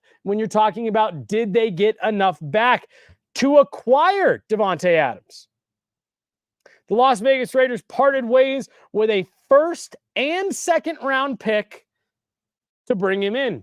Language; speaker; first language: English; native; English